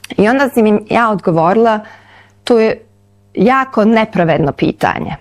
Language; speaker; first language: Bosnian; early bilingual, heritage; Bosnian